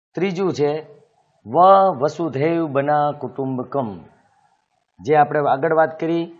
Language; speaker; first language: Hindi; non-native, local second language; Gujarati